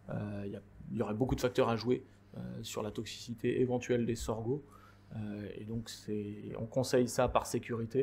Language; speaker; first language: French; native; French